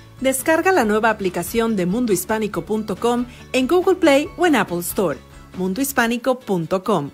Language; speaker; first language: Spanish; native; Spanish